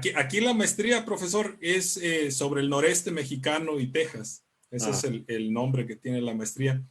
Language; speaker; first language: Spanish; native; Spanish